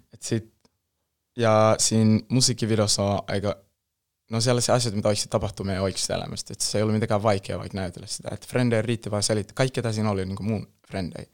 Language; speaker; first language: Finnish; early bilingual, other home language; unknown